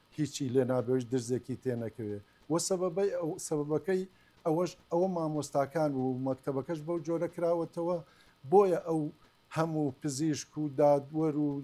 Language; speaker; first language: Central Kurdish; non-native, local second language; Gurani